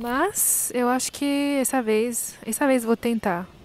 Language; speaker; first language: Portuguese; non-native, fluent; English